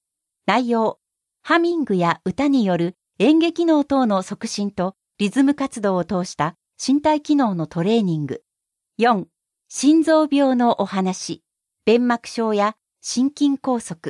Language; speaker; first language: Japanese; native; Japanese